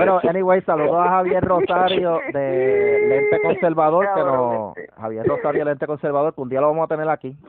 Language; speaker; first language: Spanish; native; Spanish